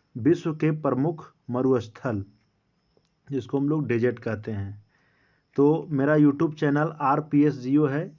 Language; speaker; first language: Hindi; native; Hindi